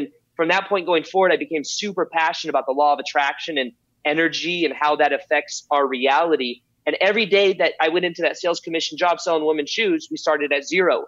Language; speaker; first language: English; native; English